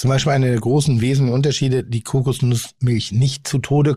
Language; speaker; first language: German; native; German